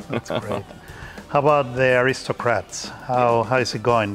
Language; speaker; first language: English; non-native, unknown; Spanish